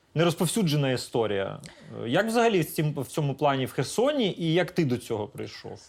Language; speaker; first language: Ukrainian; non-native, local second language; Russian